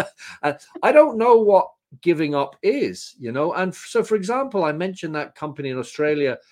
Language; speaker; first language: English; native; English